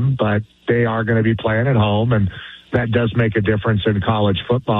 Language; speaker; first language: English; native; English